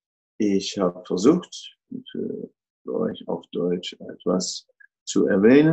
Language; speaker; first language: German; non-native, fluent; Dutch